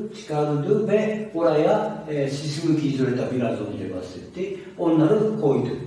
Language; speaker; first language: Turkish; non-native, learner; Japanese